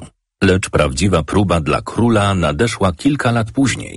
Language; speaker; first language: Polish; native; Polish